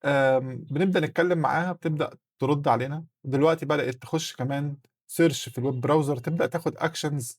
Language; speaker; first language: Arabic; native; Arabic